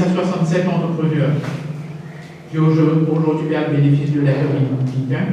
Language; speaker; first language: French; non-native, local second language; Morisyen